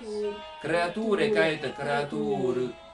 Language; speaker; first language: Japanese; non-native, learner; Italian